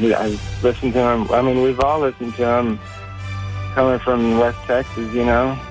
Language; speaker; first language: English; native; English